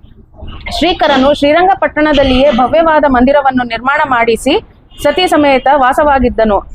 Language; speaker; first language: Kannada; native; Kannada